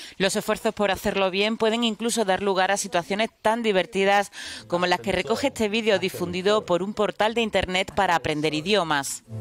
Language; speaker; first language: Spanish; native; Spanish